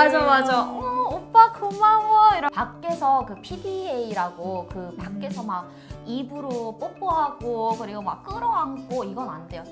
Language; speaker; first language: Korean; native; Korean